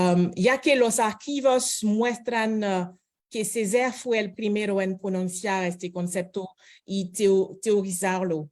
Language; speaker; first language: Spanish; non-native, fluent; French